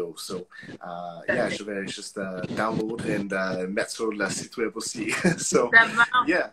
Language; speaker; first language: French; non-native, local second language; English